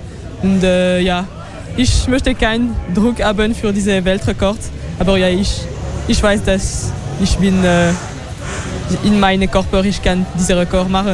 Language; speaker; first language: German; non-native, local second language; French